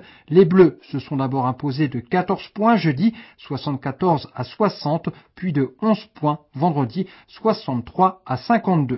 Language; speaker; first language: French; native; French